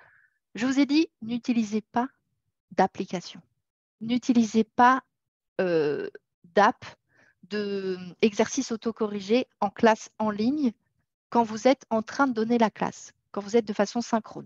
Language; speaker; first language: French; native; French